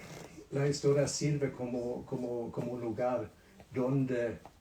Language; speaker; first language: Spanish; non-native, fluent; Swedish